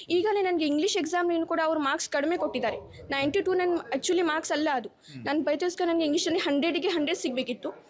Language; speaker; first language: Kannada; non-native, local second language; Urdu